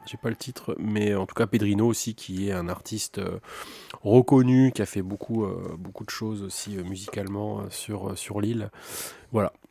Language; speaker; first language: French; native; French